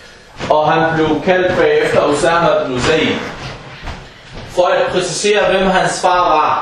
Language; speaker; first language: Danish; non-native, fluent; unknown